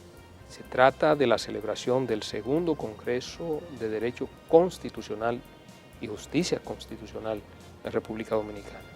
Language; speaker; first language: Spanish; native; Spanish